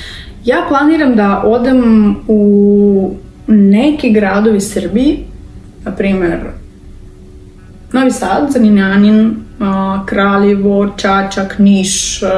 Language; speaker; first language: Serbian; non-native, learner; Russian